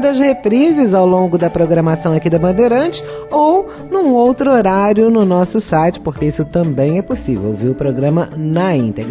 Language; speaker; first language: Portuguese; native; Portuguese